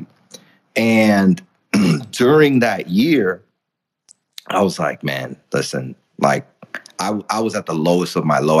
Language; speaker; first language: English; early bilingual, other home language; Spanish